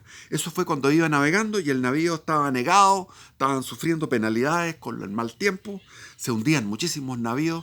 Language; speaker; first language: Spanish; native; Spanish